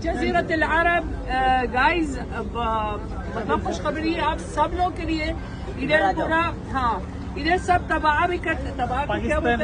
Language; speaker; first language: Hindi; non-native, learner; Bangla